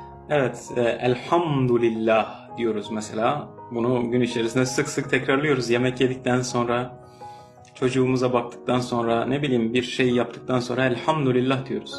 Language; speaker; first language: Turkish; non-native, local second language; Kurdish